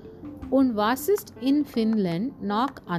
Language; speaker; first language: German; non-native, fluent; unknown